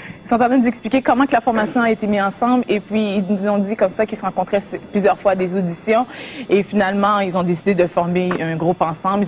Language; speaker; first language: French; native; French